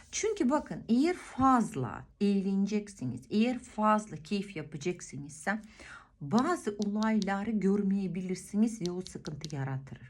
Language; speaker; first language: Turkish; non-native, fluent; Russian